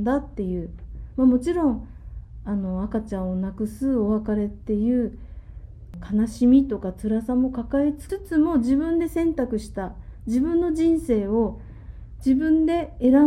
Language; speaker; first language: Japanese; native; Japanese